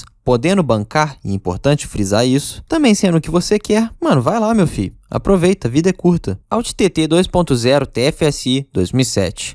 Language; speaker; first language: Portuguese; native; Portuguese